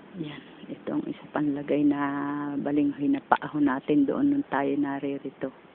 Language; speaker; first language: Filipino; native; Filipino